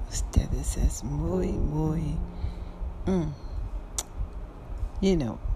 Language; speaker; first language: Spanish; non-native, learner; English